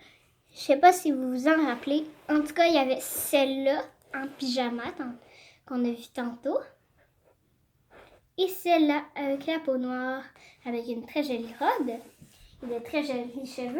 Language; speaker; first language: French; native; French